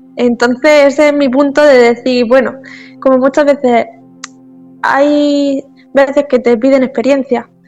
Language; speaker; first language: Spanish; native; Spanish